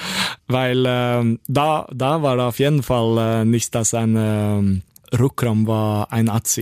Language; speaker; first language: German; non-native, learner; Norwegian